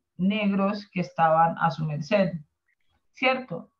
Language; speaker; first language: Spanish; non-native, fluent; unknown